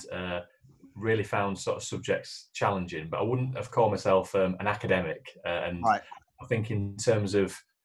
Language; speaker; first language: English; native; English